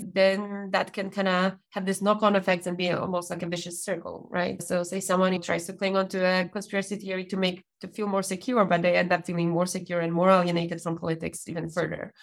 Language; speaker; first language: English; non-native, fluent; Polish